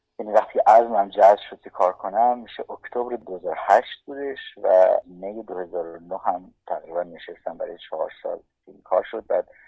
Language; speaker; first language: Persian; native; Persian